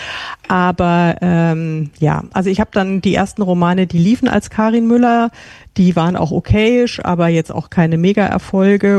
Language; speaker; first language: German; native; German